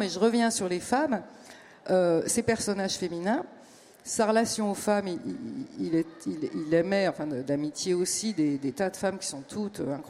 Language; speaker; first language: French; native; French